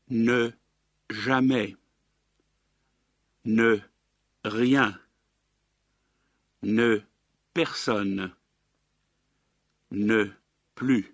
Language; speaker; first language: French; native; French